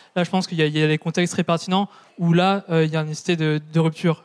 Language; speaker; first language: French; native; French